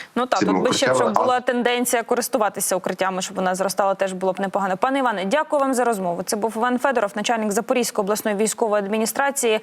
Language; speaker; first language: Ukrainian; native; Ukrainian